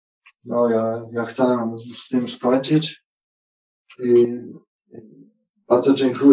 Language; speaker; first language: Polish; non-native, learner; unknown